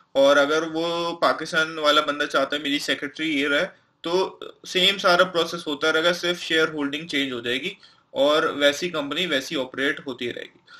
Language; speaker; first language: Hindi; non-native, local second language; Punjabi